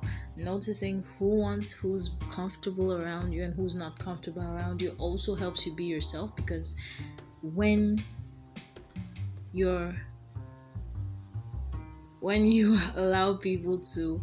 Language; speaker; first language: English; non-native, local second language; Yoruba